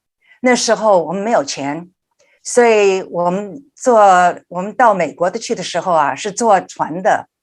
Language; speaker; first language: Chinese; early bilingual, heritage; Chinese